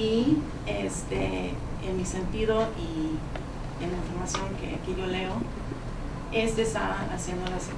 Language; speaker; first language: Spanish; non-native, fluent; English